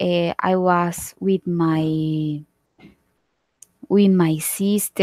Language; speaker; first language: English; non-native, learner; Spanish